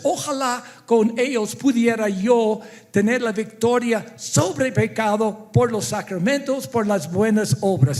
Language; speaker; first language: Spanish; non-native, fluent; English